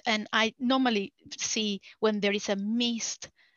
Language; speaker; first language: English; non-native, fluent; Spanish